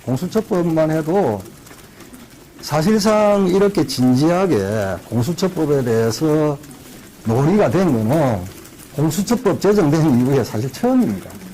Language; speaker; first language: Korean; native; Korean